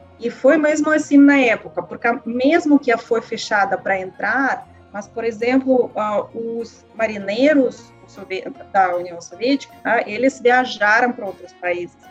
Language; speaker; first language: Portuguese; non-native, learner; Russian